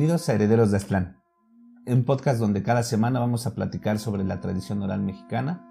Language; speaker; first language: Spanish; native; Spanish